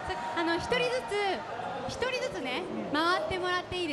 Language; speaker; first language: Japanese; native; Japanese